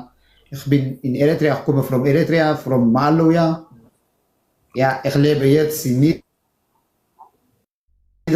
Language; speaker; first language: German; non-native, learner; Tigrinya